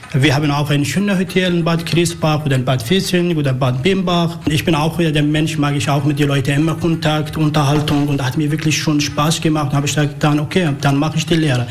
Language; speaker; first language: German; non-native, learner; Arabic